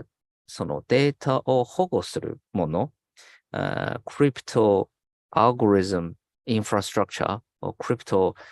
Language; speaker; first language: Japanese; non-native, fluent; Chinese